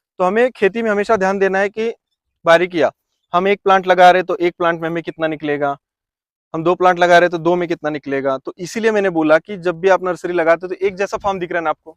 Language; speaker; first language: Hindi; non-native, local second language; Marathi